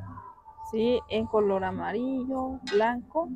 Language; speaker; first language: Spanish; native; Spanish